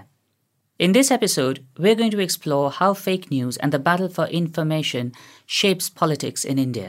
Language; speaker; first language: English; non-native, local second language; Hindi